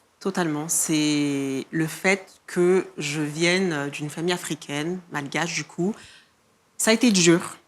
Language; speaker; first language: French; non-native, local second language; Malagasy